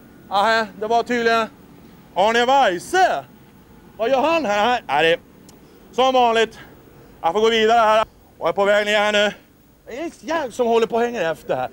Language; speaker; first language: Swedish; native; Swedish